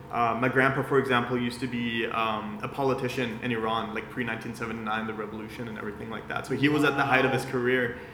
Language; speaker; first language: English; early bilingual, other home language; Persian